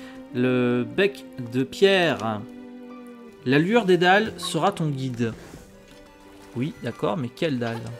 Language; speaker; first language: French; native; French